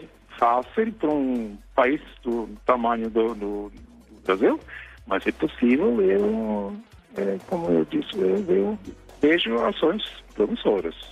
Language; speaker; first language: Portuguese; non-native, fluent; Norwegian